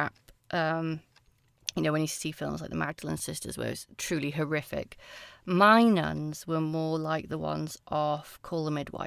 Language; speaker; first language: English; native; English